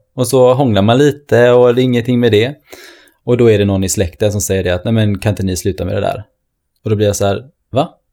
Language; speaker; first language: Swedish; early bilingual, other home language; Norwegian